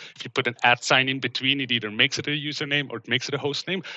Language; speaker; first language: English; non-native, fluent; Dutch